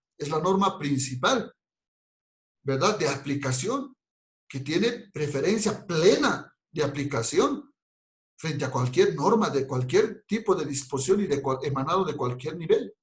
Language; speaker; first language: Spanish; native; Spanish